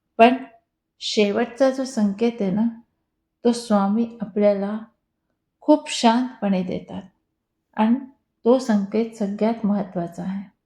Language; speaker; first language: Marathi; non-native, local second language; Hindi